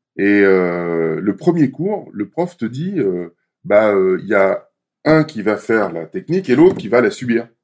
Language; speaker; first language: French; native; French